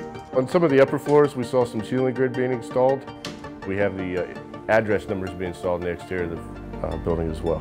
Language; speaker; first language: English; native; English